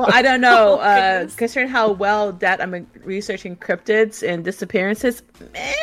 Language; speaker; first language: English; native; English